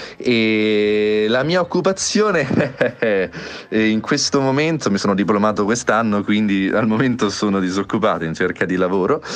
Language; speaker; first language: Italian; native; Italian